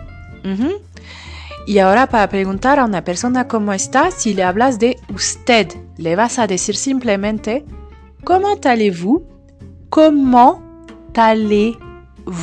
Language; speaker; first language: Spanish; non-native, fluent; French